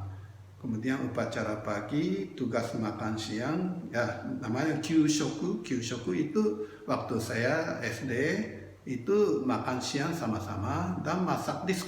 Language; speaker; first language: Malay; non-native, fluent; Japanese